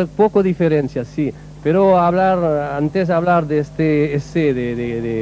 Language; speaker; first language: Spanish; non-native, learner; French